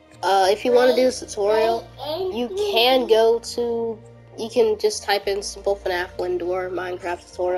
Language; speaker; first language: English; native; English